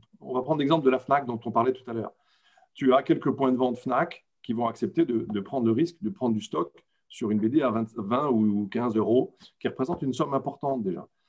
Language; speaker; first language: French; native; French